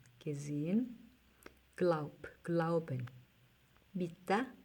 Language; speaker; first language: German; non-native, fluent; Korean